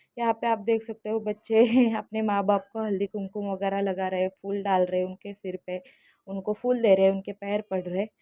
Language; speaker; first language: Hindi; non-native, local second language; Marathi